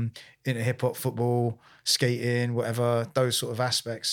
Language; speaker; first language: English; native; English